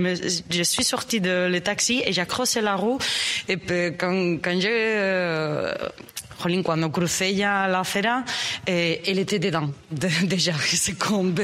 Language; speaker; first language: French; non-native, learner; Spanish